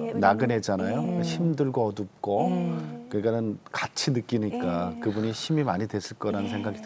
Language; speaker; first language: Korean; native; Korean